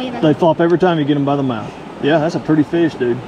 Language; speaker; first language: English; native; English